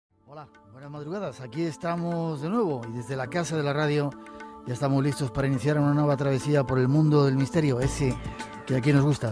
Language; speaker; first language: Spanish; native; Spanish